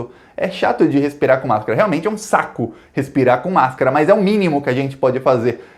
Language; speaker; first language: Portuguese; native; Portuguese